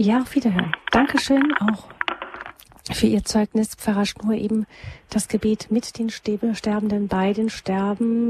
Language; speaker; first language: German; native; German